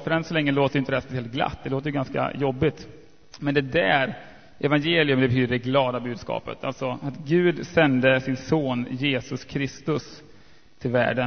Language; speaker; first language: Swedish; native; Swedish